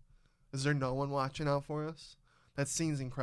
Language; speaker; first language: English; native; English